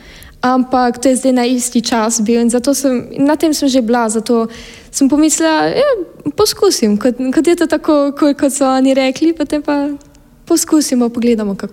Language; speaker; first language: Slovenian; early bilingual, heritage; German